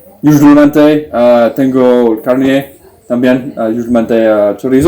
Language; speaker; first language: Spanish; non-native, learner; English